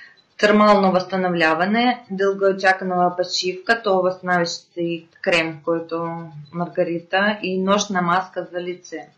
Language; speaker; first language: Bulgarian; non-native, fluent; Russian